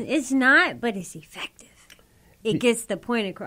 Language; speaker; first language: English; native; English